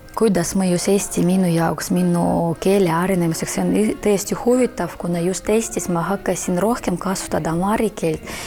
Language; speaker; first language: Estonian; non-native, fluent; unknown